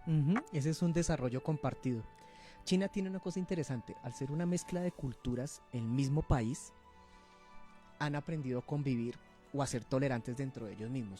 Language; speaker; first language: Spanish; native; Spanish